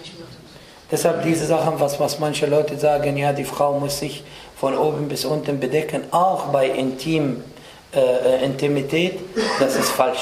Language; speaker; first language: German; non-native, fluent; Arabic